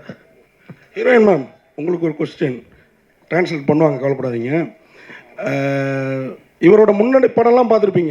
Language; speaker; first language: Tamil; native; Tamil